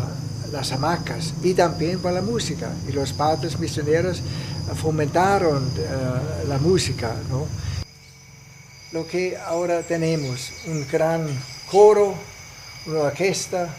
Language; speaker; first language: Spanish; non-native, fluent; Italian